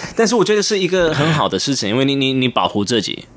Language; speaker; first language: Chinese; non-native, learner; English